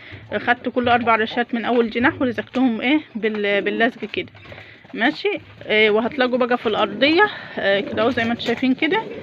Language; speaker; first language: Arabic; native; Arabic